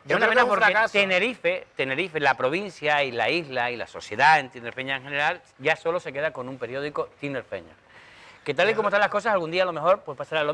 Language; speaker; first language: Spanish; native; Spanish